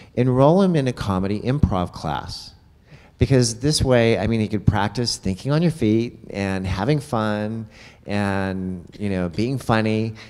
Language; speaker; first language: English; native; English